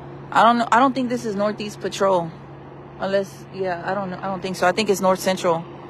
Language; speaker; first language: English; early bilingual, other home language; Spanish